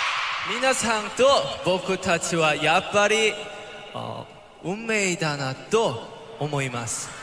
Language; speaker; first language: Japanese; non-native, learner; Korean